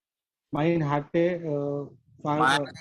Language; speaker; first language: German; non-native, learner; Gujarati